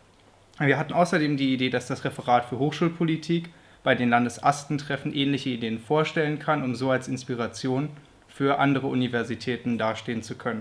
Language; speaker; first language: German; native; German